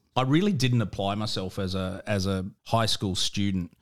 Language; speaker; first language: English; native; English